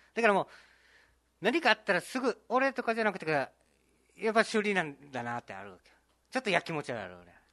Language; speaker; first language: Japanese; native; Japanese